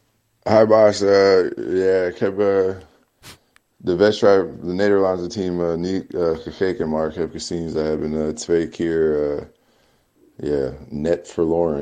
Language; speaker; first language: Dutch; non-native, learner; English